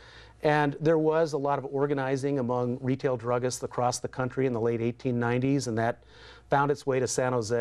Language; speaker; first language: English; native; English